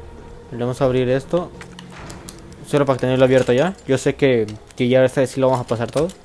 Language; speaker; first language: Spanish; native; Spanish